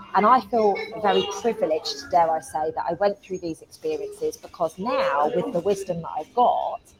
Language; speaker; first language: English; native; English